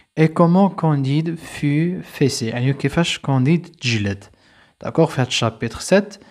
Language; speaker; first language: French; non-native, local second language; Arabic